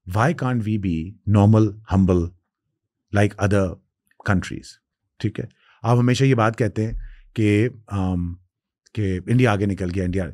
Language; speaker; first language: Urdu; non-native, local second language; Sindhi